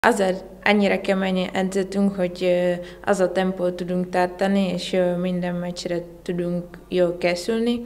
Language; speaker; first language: Hungarian; non-native, learner; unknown